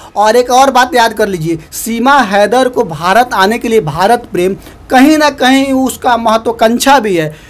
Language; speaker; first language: Hindi; native; Hindi